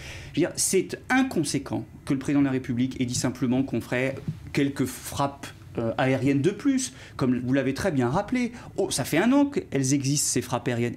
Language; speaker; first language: French; native; French